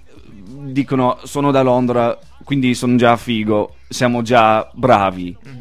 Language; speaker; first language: Italian; non-native, fluent; English